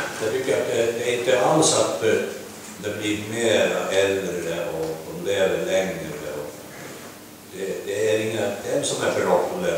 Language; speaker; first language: Swedish; non-native, learner; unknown